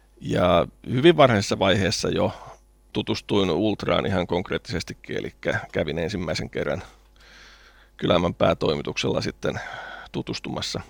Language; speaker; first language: Finnish; native; Finnish